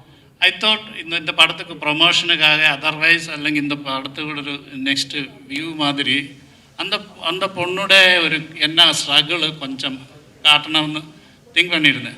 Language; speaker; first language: Tamil; non-native, learner; Malayalam